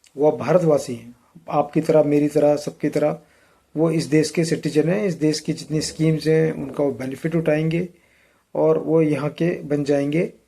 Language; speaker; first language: Hindi; native; Hindi